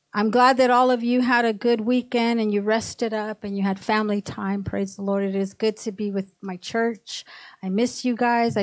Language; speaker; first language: English; early bilingual, other home language; Spanish